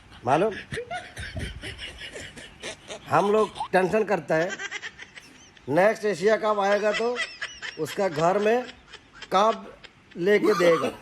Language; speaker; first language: Hindi; non-native, learner; Bangla